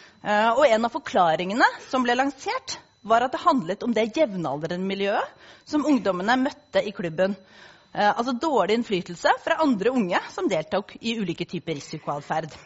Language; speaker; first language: Norwegian; native; Norwegian